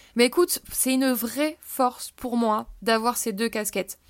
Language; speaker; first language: French; native; French